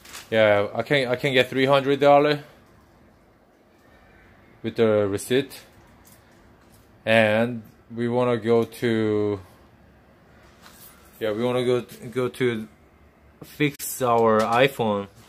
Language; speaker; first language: English; non-native, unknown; Korean